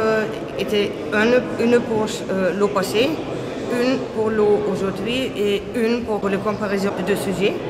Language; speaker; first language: French; non-native, learner; Turkish